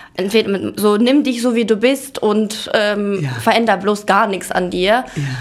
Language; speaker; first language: German; early bilingual, other home language; Ukrainian